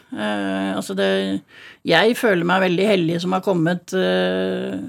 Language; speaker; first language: Norwegian; native; Norwegian